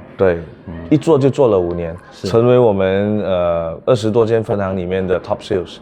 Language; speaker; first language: Chinese; native; Chinese